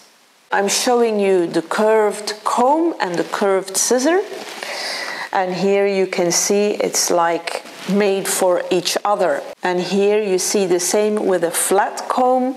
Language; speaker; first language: English; non-native, fluent; Dutch